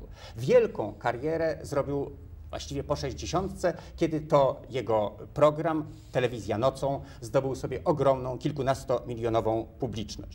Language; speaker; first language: Polish; native; Polish